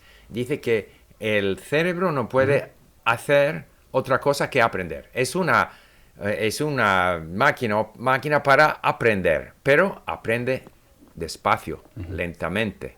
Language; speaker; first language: Spanish; non-native, fluent; English